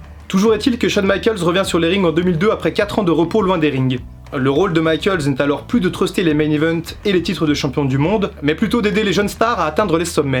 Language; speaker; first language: French; native; French